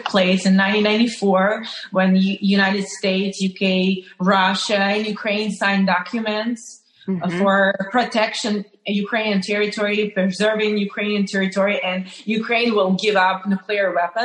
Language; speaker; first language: English; non-native, fluent; Ukrainian